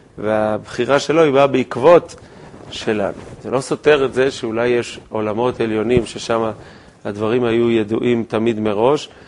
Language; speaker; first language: Hebrew; native; Hebrew